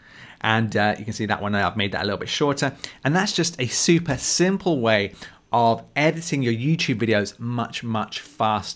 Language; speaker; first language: English; native; English